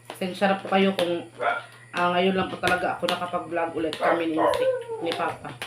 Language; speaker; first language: Filipino; non-native, local second language; Cebuano